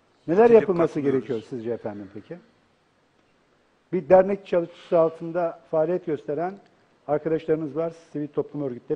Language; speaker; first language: Turkish; native; Turkish